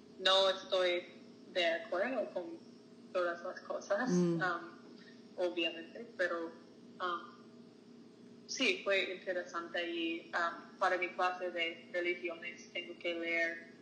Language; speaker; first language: Spanish; non-native, learner; English